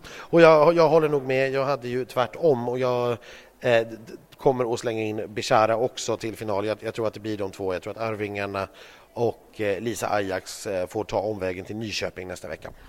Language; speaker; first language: Swedish; native; Swedish